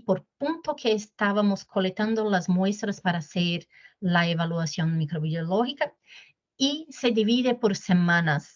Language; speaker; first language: Spanish; non-native, fluent; Portuguese